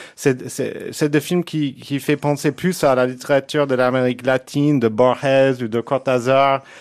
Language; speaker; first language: French; non-native, fluent; English